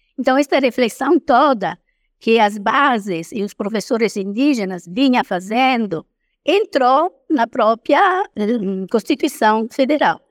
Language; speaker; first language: Portuguese; non-native, fluent; Italian